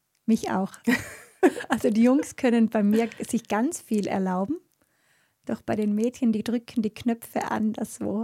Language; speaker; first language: German; native; German